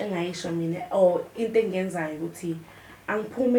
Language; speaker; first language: English; non-native, local second language; Zulu